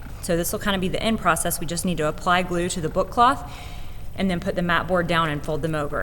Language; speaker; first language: English; native; English